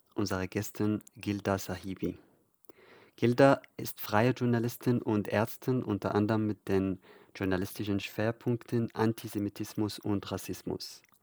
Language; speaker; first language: German; non-native, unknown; Arabic